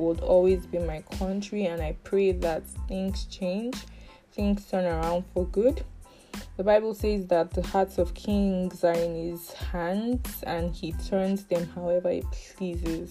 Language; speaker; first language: English; non-native, local second language; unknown